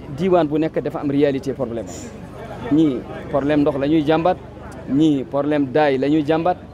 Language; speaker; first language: Wolof; non-native, local second language; Fula